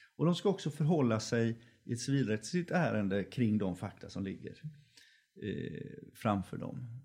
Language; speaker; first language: Swedish; native; Swedish